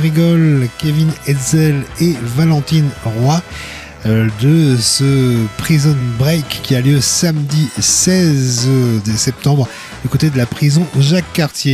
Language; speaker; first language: French; native; French